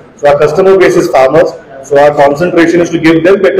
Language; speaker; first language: English; non-native, local second language; Marathi